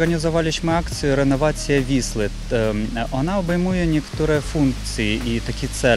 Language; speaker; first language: Polish; non-native, learner; Ukrainian